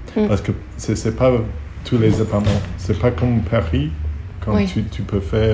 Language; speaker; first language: French; non-native, learner; Hebrew